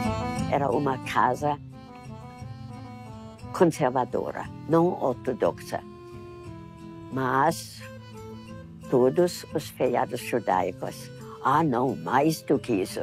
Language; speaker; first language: Portuguese; non-native, fluent; German